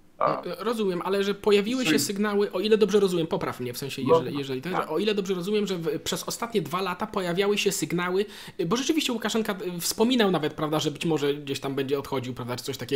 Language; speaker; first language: Polish; native; Polish